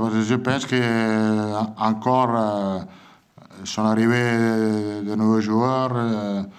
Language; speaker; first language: French; non-native, learner; Italian